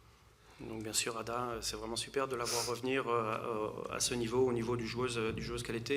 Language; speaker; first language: French; native; French